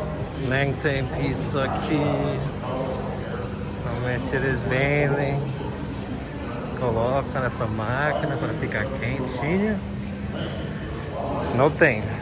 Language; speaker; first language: Portuguese; non-native, fluent; English